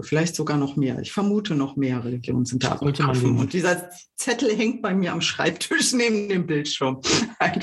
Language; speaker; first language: German; native; German